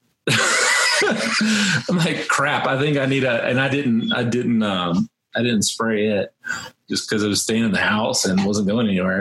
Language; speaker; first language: English; native; English